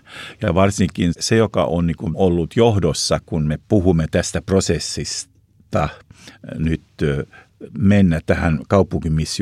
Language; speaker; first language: Finnish; non-native, local second language; Swedish